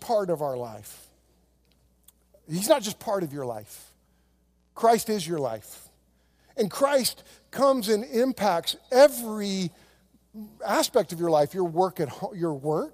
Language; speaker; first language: English; native; English